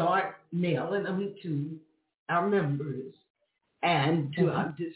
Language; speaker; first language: English; native; English